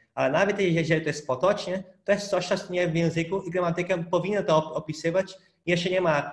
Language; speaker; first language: Polish; non-native, fluent; Portuguese